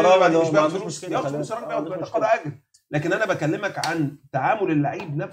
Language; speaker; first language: Arabic; native; Arabic